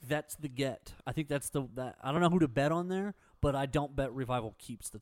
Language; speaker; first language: English; native; English